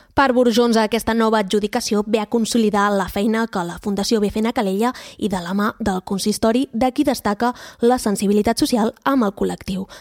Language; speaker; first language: Catalan; native; Catalan